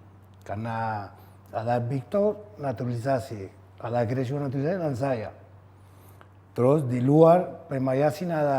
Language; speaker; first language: Indonesian; non-native, fluent; Spanish